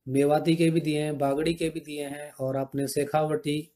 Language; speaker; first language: Hindi; native; Hindi